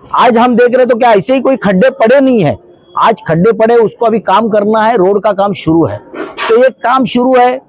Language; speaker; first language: Hindi; non-native, local second language; Marathi